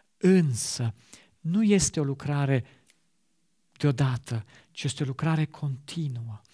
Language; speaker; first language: Romanian; non-native, fluent; German